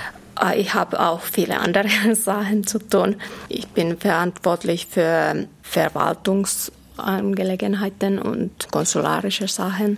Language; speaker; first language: German; non-native, fluent; Finnish